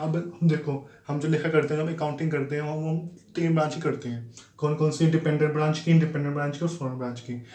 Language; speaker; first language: Hindi; native; Hindi